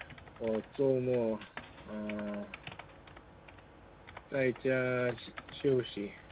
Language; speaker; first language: Chinese; non-native, learner; Korean